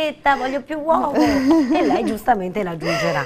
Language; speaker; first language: Italian; native; Italian